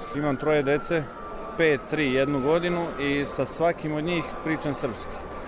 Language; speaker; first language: Serbian; early bilingual, heritage; Serbian